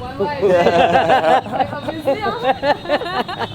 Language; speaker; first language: English; non-native, learner; French